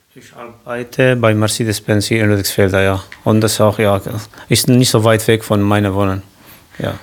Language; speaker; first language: German; non-native, learner; Kurdish